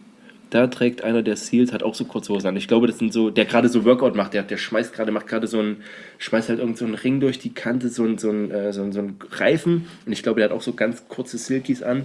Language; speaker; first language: German; native; German